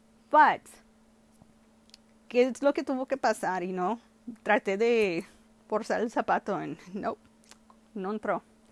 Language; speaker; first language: Spanish; early bilingual, heritage; Spanish